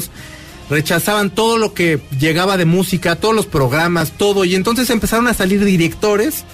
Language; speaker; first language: Spanish; native; Spanish